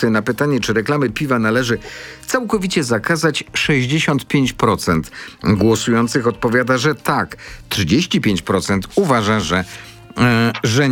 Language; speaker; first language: Polish; native; Polish